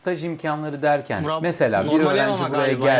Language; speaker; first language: Turkish; native; Turkish